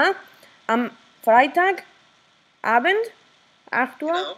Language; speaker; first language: German; non-native, learner; Spanish